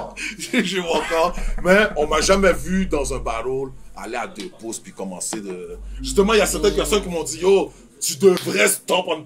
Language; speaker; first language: French; native; French